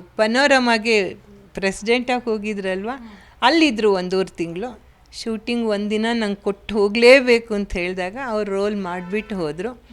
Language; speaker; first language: Kannada; native; Kannada